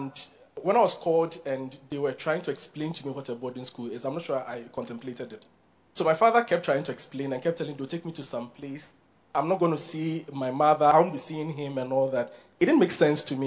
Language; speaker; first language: English; non-native, local second language; Akan